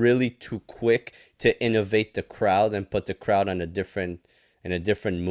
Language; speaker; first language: English; native; English